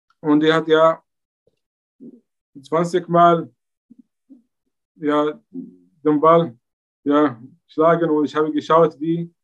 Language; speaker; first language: German; non-native, learner; Arabic